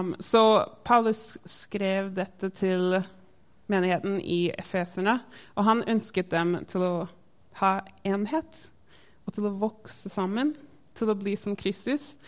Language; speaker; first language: Norwegian; non-native, fluent; English